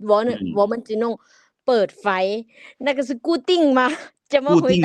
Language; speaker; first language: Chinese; non-native, fluent; Lao